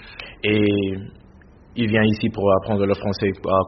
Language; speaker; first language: French; non-native, fluent; English